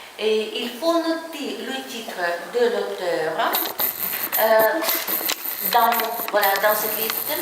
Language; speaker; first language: French; non-native, fluent; Ukrainian